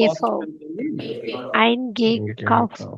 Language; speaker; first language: German; non-native, learner; Tamil